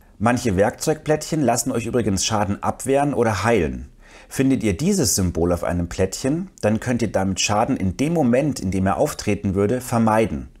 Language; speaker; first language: German; native; German